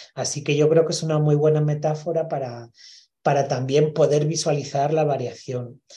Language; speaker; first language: Spanish; native; Spanish